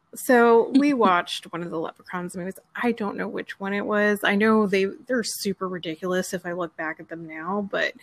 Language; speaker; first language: English; native; English